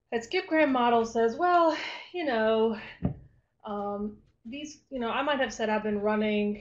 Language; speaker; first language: English; native; English